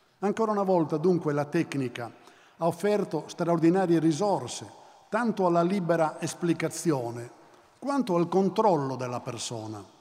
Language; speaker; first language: Italian; native; Italian